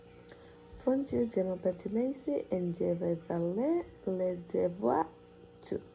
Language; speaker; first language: French; non-native, learner; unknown